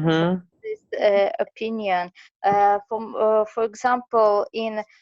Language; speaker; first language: English; non-native, learner; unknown